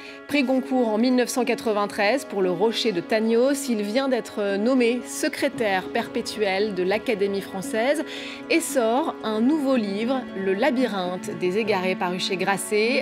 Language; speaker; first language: French; native; French